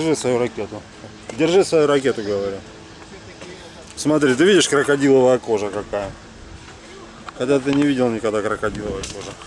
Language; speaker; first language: Russian; native; Russian